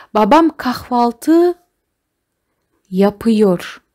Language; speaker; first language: Turkish; non-native, fluent; Kazakh